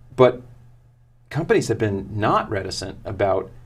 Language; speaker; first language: English; native; English